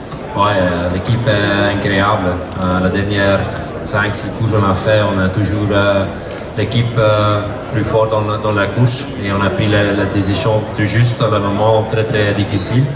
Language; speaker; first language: French; non-native, local second language; Dutch